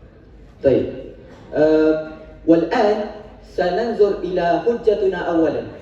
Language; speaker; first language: Arabic; non-native, learner; Malay